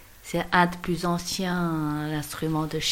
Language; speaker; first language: French; non-native, learner; Chinese